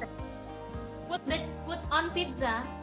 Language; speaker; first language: English; non-native, learner; Indonesian